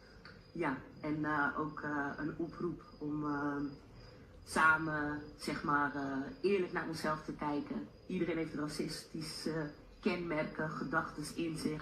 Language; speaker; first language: Dutch; native; Dutch